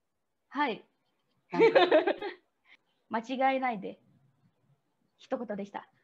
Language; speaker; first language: Japanese; non-native, learner; Indonesian